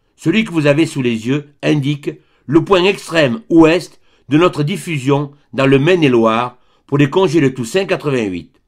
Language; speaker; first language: French; native; French